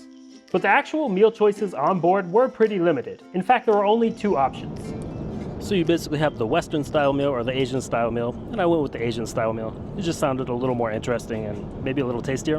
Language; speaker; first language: English; native; English